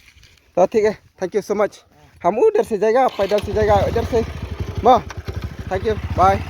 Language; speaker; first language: Hindi; non-native, learner; Malay